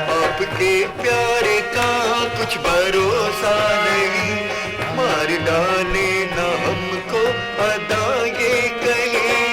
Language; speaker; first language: Urdu; native; Urdu